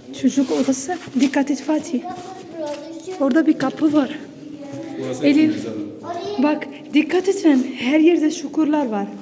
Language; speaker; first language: Turkish; non-native, learner; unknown